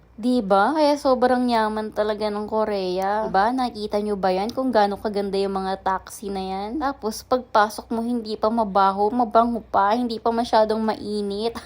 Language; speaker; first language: Filipino; native; Filipino